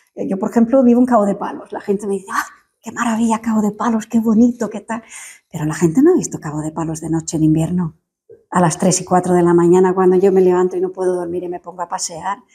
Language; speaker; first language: Spanish; non-native, fluent; English